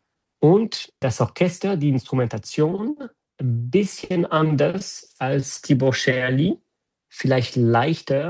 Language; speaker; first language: German; non-native, fluent; French